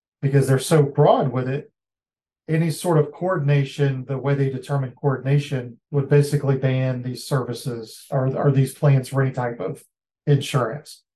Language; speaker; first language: English; native; English